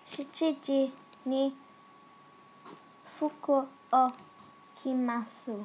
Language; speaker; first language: Japanese; non-native, learner; English